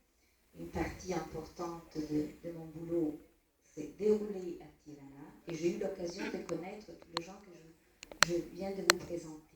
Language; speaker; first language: French; non-native, fluent; Italian